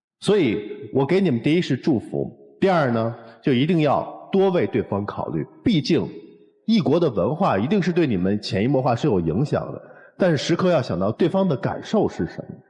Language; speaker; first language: Chinese; native; Chinese